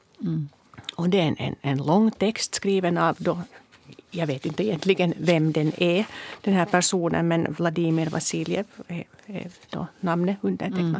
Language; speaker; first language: Swedish; native; Swedish